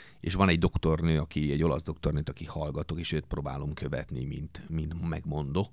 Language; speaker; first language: Hungarian; non-native, fluent; Italian